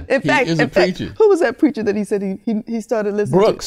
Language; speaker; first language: English; early bilingual, other home language; Spanish